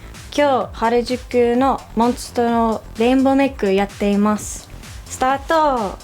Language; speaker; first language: Japanese; non-native, learner; English